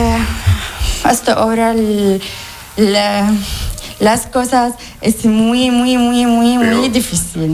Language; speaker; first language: Spanish; non-native, learner; Arabic